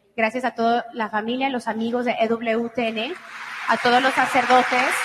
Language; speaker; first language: Spanish; early bilingual, heritage; Spanish